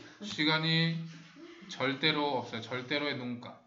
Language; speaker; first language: Korean; non-native, fluent; Spanish